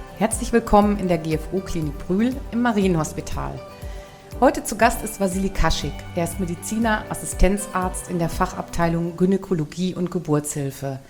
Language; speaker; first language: German; native; German